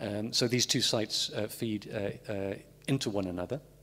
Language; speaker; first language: English; native; English